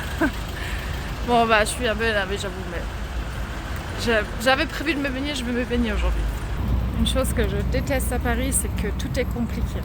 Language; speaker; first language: French; non-native, fluent; German